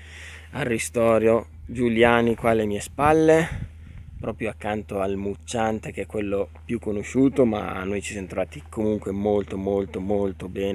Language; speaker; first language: Italian; native; Italian